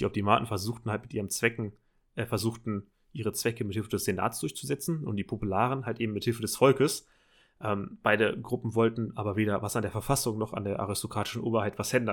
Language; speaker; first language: German; native; German